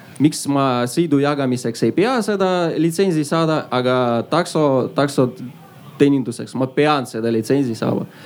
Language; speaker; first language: Estonian; non-native, local second language; Russian